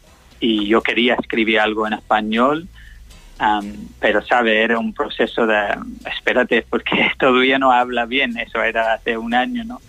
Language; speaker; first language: Spanish; non-native, learner; English